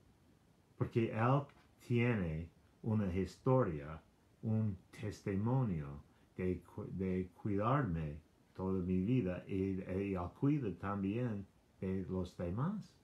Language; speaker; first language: Spanish; non-native, learner; English